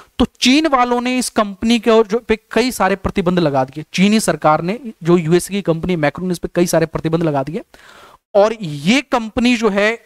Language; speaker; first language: Hindi; native; Hindi